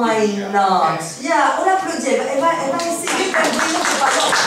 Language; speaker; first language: French; native; French